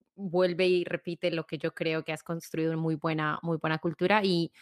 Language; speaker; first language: Spanish; native; Spanish